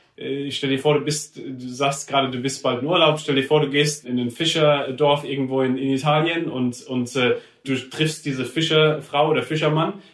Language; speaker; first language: German; native; German